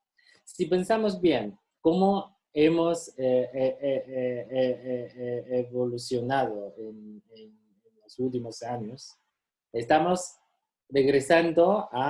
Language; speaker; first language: Spanish; non-native, fluent; Chinese